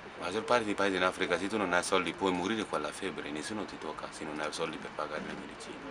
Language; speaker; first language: Italian; non-native, fluent; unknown